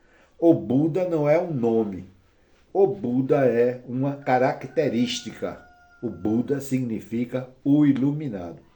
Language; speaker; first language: Portuguese; native; Portuguese